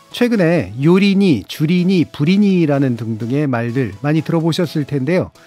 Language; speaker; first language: Korean; native; Korean